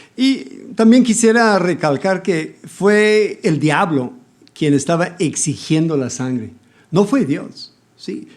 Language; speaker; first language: Spanish; non-native, fluent; English